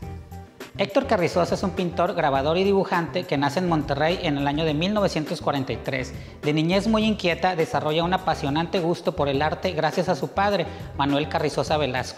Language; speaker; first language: Spanish; native; Spanish